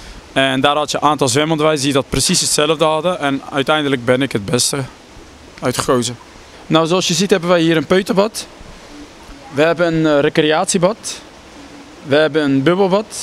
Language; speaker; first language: Dutch; native; Dutch